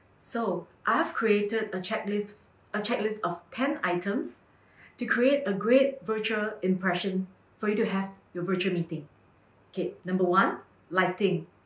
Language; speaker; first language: English; native; English